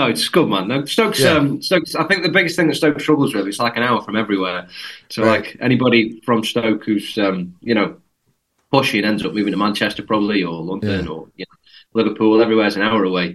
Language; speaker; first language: English; native; English